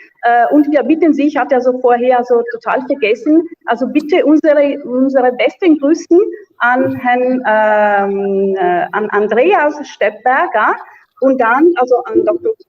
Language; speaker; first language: German; non-native, fluent; Italian